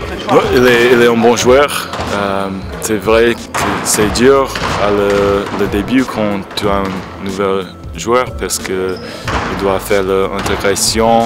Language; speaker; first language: French; non-native, fluent; English